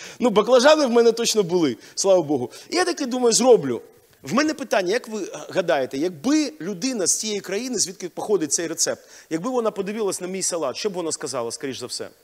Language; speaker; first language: Ukrainian; non-native, local second language; Russian